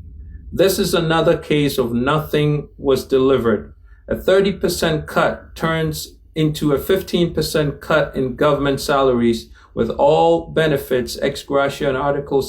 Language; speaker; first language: English; non-native, local second language; Akan